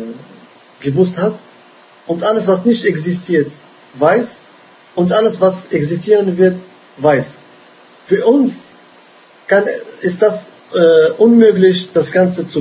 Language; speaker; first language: German; non-native, fluent; Arabic